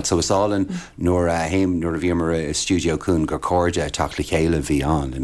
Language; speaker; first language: Irish; native; Irish